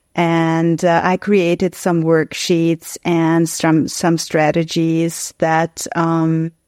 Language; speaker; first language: English; non-native, fluent; Hungarian